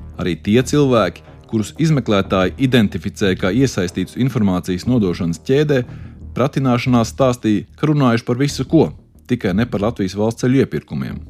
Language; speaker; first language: Latvian; native; Latvian